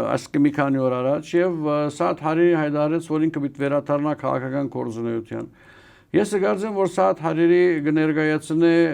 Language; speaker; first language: Armenian; early bilingual, heritage; Armenian